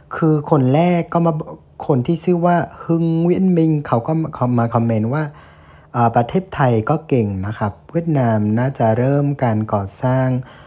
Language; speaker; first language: Thai; non-native, fluent; Vietnamese